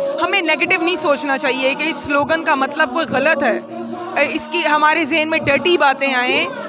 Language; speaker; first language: Urdu; early bilingual, heritage; Urdu